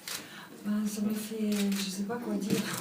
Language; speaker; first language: French; non-native, fluent; Italian